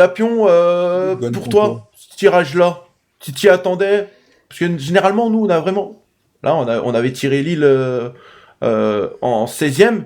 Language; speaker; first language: French; native; French